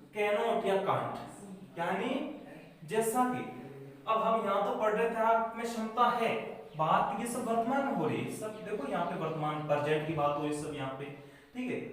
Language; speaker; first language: Hindi; native; Hindi